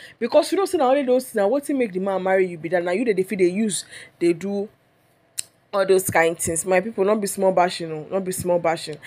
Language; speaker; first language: Nigerian Pidgin; non-native, local second language; Yoruba